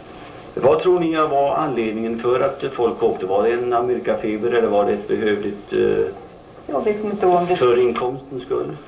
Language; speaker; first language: Swedish; native; Swedish